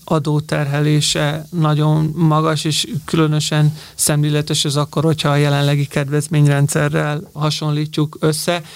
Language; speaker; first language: Hungarian; native; Hungarian